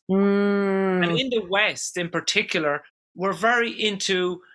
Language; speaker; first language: English; native; English